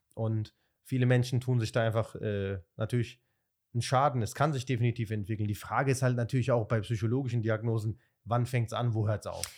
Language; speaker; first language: German; early bilingual, other home language; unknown